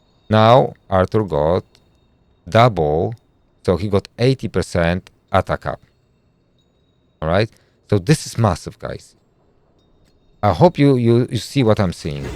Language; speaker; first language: English; non-native, fluent; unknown